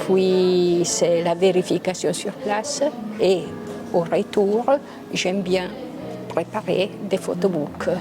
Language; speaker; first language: French; non-native, local second language; Italian